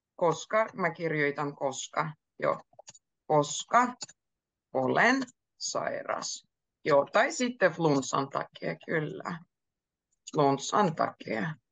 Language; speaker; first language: Finnish; native; Finnish